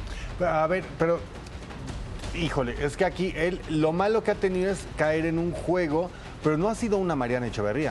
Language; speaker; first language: Spanish; native; Spanish